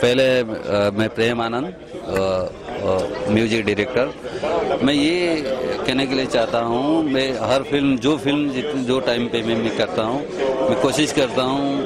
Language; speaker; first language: Hindi; non-native, local second language; Odia